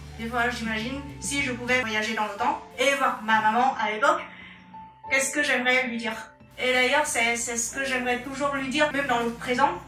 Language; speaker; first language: French; non-native, fluent; Vietnamese